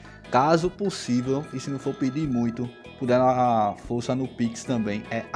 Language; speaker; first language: Portuguese; native; Portuguese